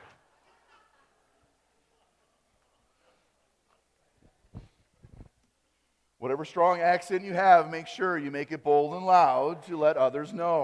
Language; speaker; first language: English; early bilingual, other home language; German